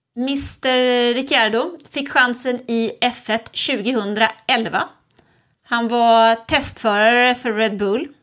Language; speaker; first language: Swedish; early bilingual, other home language; German